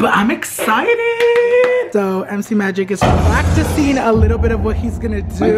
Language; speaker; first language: English; early bilingual, other home language; Spanish